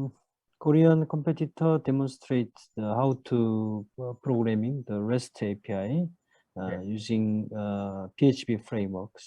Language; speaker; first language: English; non-native, fluent; Korean